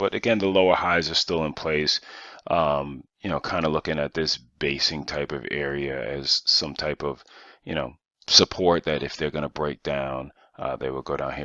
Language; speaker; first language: English; native; English